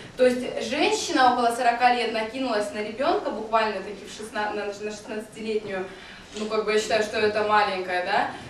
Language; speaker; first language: Russian; native; Russian